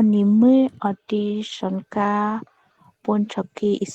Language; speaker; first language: Korean; non-native, learner; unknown